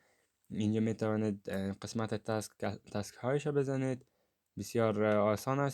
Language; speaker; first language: Persian; native; Persian